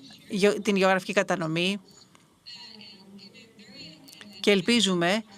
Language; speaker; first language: Greek; native; Greek